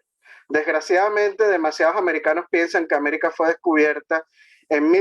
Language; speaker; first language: Spanish; native; Spanish